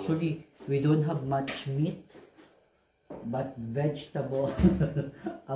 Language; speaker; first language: English; non-native, learner; Filipino